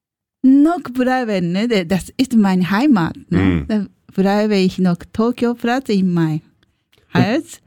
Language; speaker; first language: German; non-native, learner; Japanese